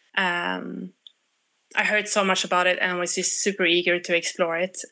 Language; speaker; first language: English; non-native, fluent; Swedish